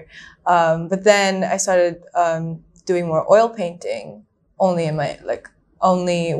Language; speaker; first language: English; non-native, local second language; Filipino